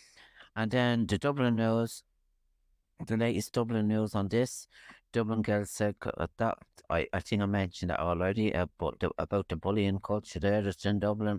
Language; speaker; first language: English; native; English